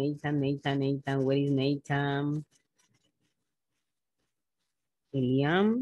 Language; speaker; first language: English; non-native, fluent; Spanish